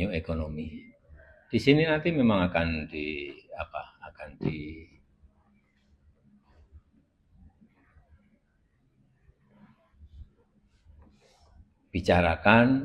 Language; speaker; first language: Indonesian; non-native, local second language; Javanese